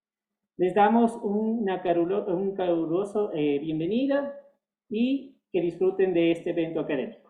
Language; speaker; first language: Spanish; native; Spanish